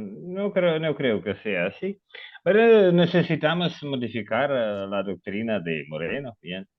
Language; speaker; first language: Spanish; non-native, learner; Russian